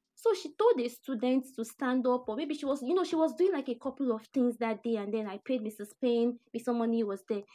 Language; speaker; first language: English; non-native, local second language; Yoruba